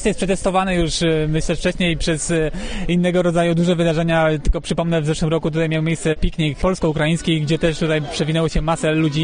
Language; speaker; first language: Polish; native; Polish